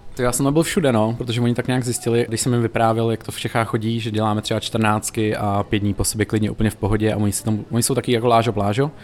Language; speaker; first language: Czech; native; Czech